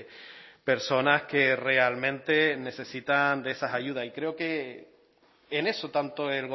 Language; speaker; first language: Spanish; native; Spanish